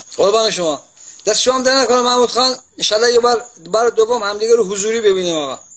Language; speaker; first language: Persian; non-native, local second language; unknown